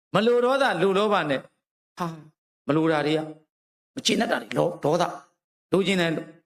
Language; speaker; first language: Burmese; native; Burmese